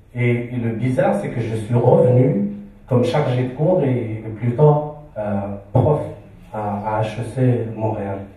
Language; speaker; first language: French; non-native, local second language; Arabic